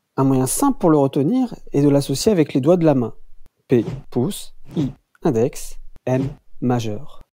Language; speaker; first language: French; native; French